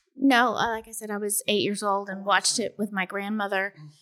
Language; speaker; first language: English; native; English